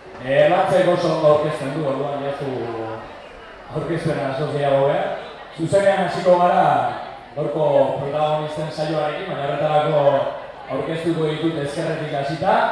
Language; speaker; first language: Basque; native; Basque